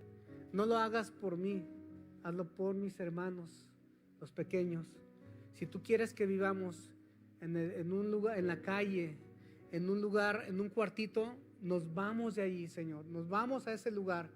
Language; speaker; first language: Spanish; native; Spanish